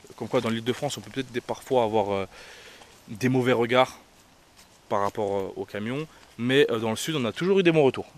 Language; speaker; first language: French; native; French